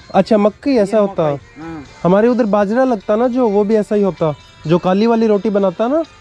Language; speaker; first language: Hindi; native; Hindi